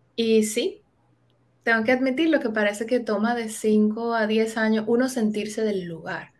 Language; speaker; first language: Spanish; native; Spanish